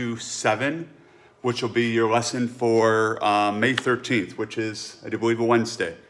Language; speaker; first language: English; native; English